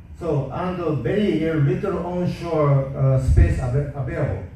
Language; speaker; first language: English; non-native, learner; Japanese